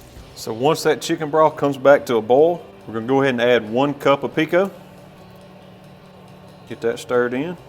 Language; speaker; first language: English; native; English